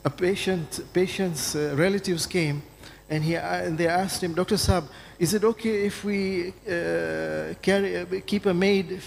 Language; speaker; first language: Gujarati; early bilingual, heritage; Gujarati